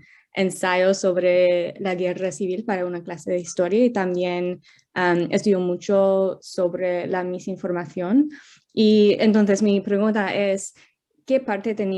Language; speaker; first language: Spanish; non-native, fluent; English